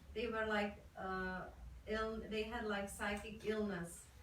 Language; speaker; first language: English; non-native, fluent; Czech